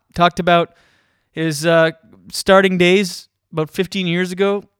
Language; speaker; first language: English; native; English